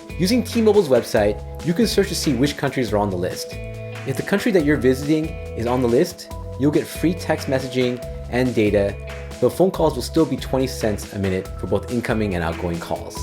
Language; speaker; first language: English; native; English